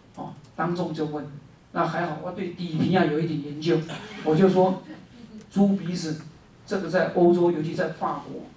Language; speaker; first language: Chinese; native; Chinese